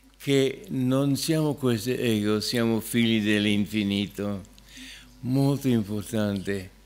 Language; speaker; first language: Italian; non-native, fluent; English